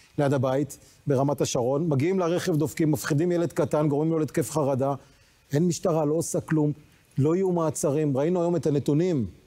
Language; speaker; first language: Hebrew; native; Hebrew